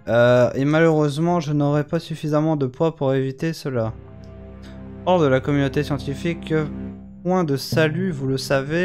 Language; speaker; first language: French; native; French